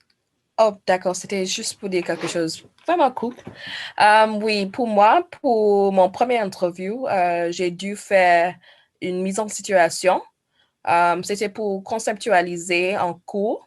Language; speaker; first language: French; non-native, fluent; English